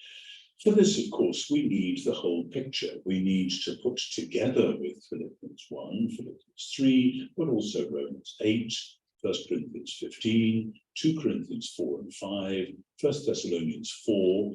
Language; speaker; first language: English; native; English